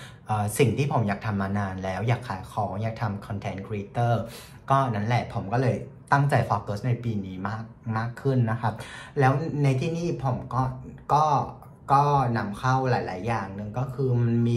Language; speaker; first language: Thai; non-native, fluent; Vietnamese